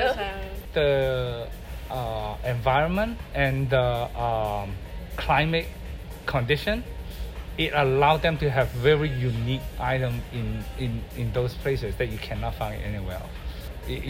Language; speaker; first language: English; non-native, local second language; Cantonese